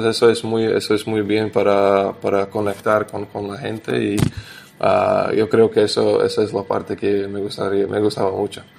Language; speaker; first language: Spanish; non-native, learner; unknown